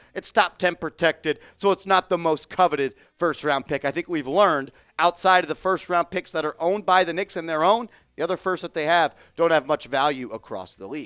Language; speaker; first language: English; native; English